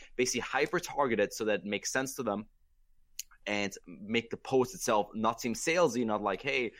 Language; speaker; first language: English; non-native, fluent; German